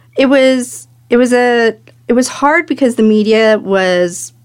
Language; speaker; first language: English; native; English